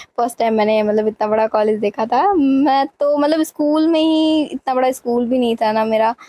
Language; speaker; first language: Hindi; native; Hindi